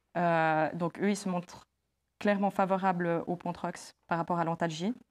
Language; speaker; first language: French; native; French